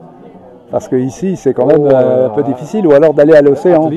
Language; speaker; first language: French; native; French